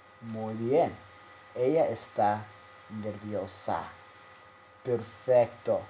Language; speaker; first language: Spanish; non-native, fluent; English